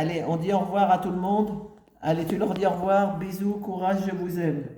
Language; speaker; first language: French; native; French